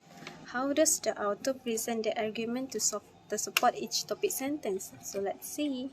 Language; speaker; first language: English; non-native, fluent; Malay